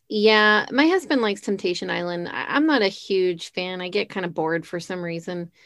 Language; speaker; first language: English; native; English